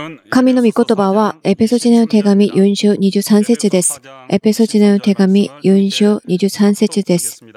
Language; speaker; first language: Japanese; non-native, fluent; Korean